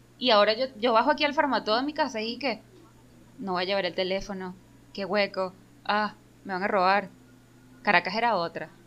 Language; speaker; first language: Spanish; native; Spanish